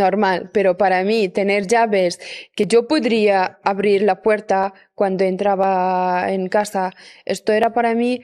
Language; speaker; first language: Spanish; non-native, fluent; Persian